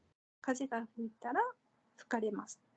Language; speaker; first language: Japanese; non-native, fluent; Korean